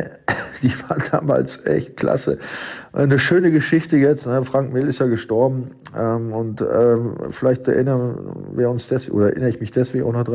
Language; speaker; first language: German; native; German